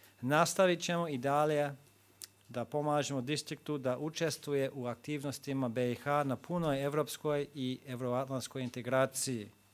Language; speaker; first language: Croatian; non-native, fluent; English